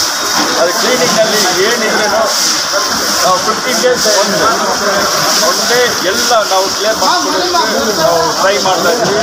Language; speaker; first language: Kannada; non-native, local second language; Tamil